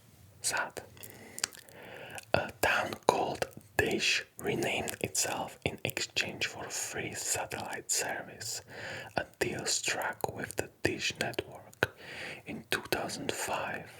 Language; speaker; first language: English; non-native, fluent; Polish